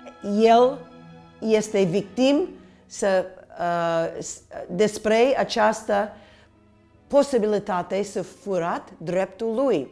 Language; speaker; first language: Romanian; early bilingual, heritage; Romanian